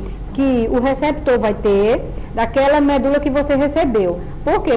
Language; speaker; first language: Portuguese; native; Portuguese